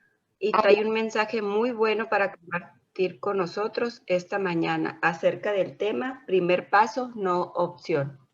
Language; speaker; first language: Spanish; native; Spanish